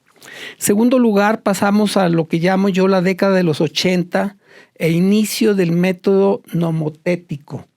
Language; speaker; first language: Spanish; native; Spanish